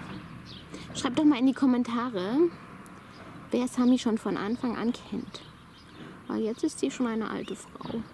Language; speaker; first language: German; native; German